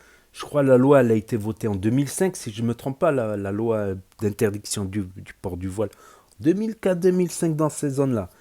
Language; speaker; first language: French; native; French